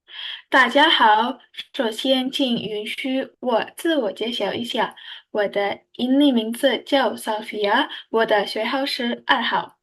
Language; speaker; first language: Chinese; non-native, learner; Indonesian